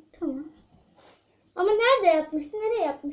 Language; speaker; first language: Turkish; native; Turkish